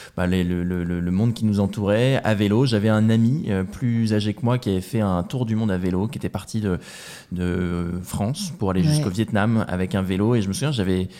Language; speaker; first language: French; native; French